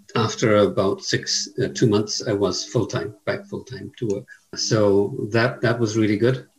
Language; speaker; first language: English; native; English